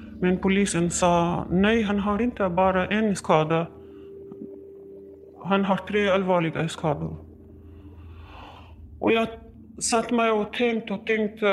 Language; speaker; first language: Swedish; non-native, learner; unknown